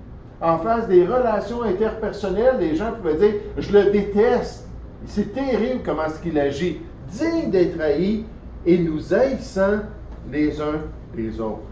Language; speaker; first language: French; native; French